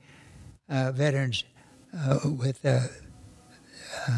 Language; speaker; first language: English; native; English